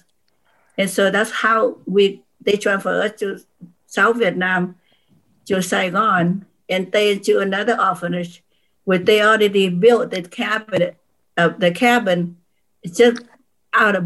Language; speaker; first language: English; non-native, fluent; Vietnamese